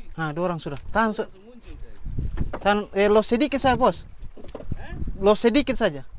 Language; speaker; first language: Malay; native; Malay